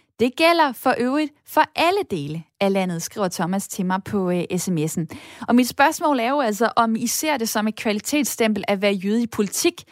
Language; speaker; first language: Danish; native; Danish